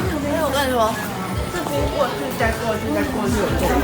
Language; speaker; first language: Chinese; non-native, learner; Filipino